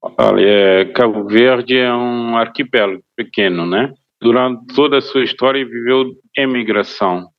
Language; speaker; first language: Portuguese; non-native, local second language; Kabuverdianu